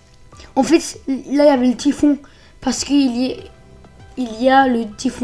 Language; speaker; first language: French; early bilingual, other home language; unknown